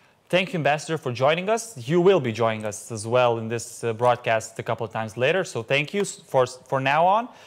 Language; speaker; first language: English; non-native, fluent; Lithuanian